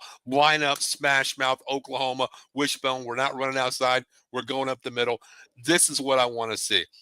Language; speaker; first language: English; native; English